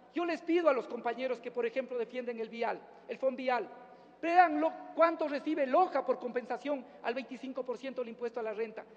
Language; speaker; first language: Spanish; native; Spanish